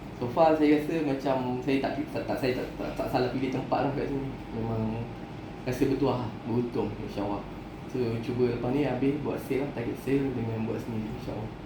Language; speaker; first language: Malay; native; Malay